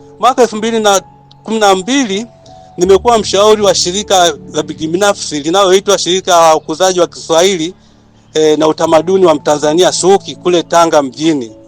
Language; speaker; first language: Swahili; native; Swahili